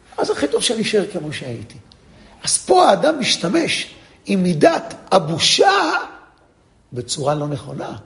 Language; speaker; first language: Hebrew; non-native, fluent; English